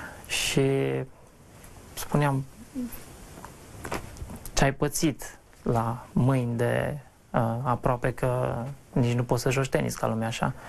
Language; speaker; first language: Romanian; native; Romanian